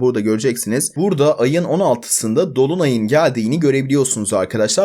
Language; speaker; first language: Turkish; native; Turkish